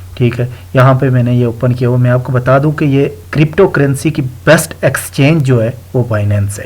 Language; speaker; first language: Urdu; non-native, local second language; Punjabi